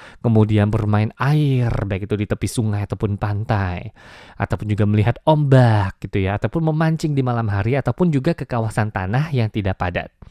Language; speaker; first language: Indonesian; native; Indonesian